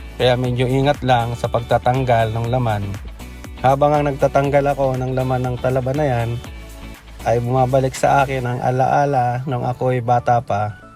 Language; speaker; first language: Filipino; non-native, local second language; Bikol